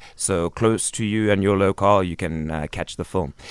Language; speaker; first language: English; non-native, local second language; Xhosa